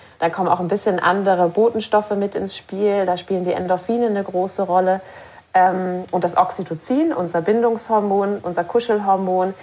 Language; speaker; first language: German; native; German